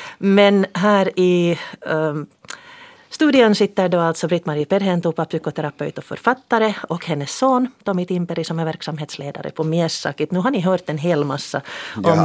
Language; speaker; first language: Swedish; native; Swedish